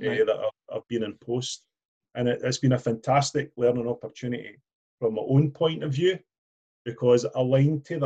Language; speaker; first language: English; native; English